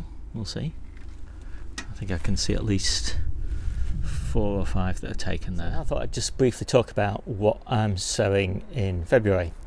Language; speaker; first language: English; native; English